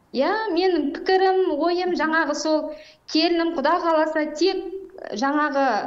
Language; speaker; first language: Kazakh; native; Kazakh